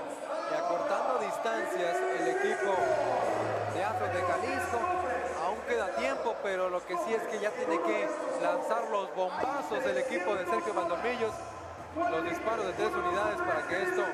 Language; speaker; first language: Spanish; native; Spanish